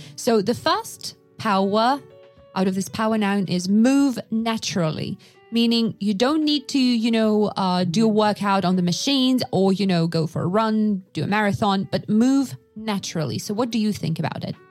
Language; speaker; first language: English; non-native, fluent; Russian